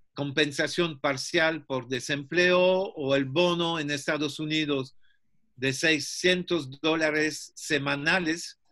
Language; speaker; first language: Spanish; non-native, fluent; French